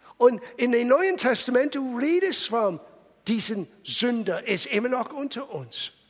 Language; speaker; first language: German; non-native, fluent; English